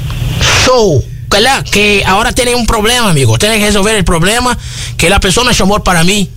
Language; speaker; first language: Spanish; non-native, learner; Portuguese